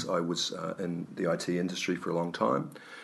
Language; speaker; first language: English; native; English